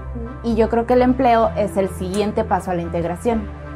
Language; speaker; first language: Spanish; native; Spanish